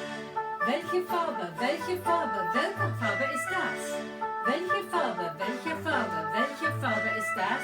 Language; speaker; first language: German; non-native, fluent; English